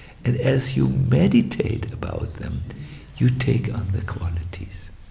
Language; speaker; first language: English; non-native, fluent; German